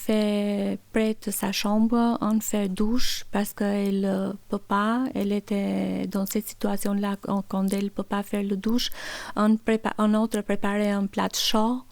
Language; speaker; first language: French; non-native, learner; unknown